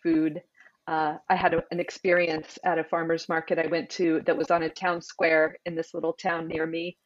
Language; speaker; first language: English; native; English